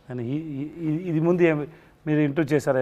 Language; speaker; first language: Telugu; non-native, local second language; Tamil